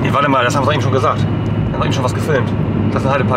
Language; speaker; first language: German; native; German